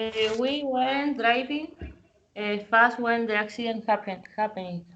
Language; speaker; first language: English; non-native, learner; Spanish